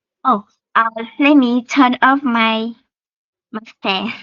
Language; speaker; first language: English; non-native, learner; Vietnamese